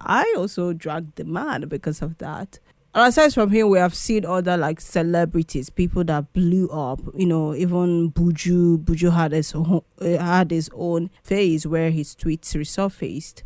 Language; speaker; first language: English; non-native, local second language; Igbo